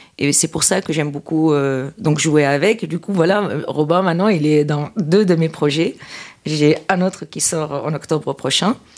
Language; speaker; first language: French; non-native, local second language; Arabic